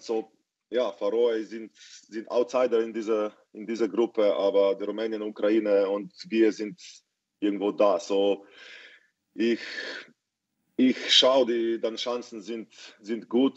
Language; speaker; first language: German; non-native, fluent; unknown